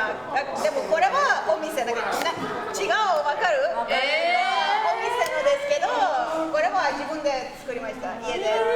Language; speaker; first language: Japanese; non-native, learner; Persian